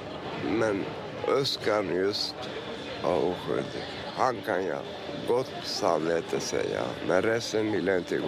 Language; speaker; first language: Swedish; non-native, fluent; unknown